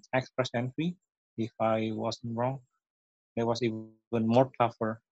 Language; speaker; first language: English; non-native, fluent; Indonesian